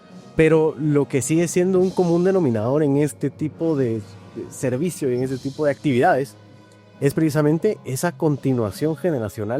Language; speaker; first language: Spanish; native; Spanish